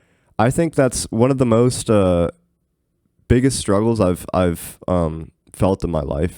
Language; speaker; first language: English; native; English